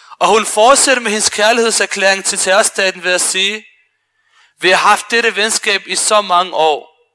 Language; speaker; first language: Danish; early bilingual, other home language; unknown